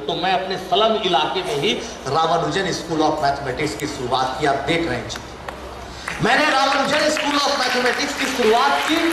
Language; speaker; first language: Hindi; native; Hindi